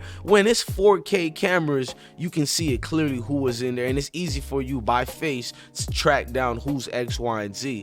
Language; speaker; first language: English; native; English